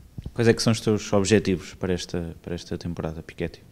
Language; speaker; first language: Portuguese; native; Portuguese